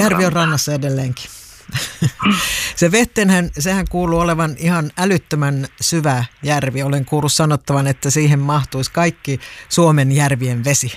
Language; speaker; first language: Finnish; native; Finnish